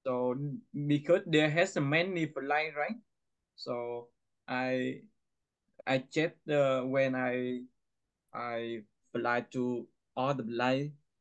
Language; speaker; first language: English; non-native, learner; Vietnamese